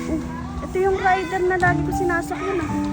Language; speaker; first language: Filipino; native; Filipino